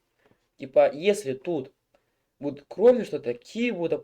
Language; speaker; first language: Russian; native; Russian